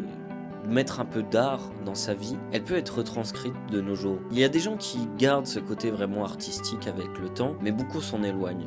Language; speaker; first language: French; native; French